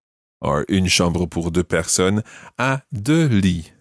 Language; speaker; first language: French; non-native, fluent; English